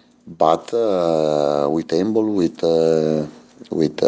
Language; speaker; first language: English; non-native, fluent; Italian